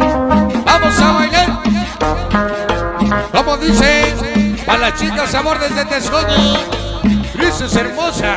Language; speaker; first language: Spanish; native; Spanish